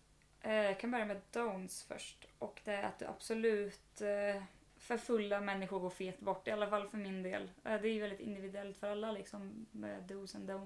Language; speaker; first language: Swedish; native; Swedish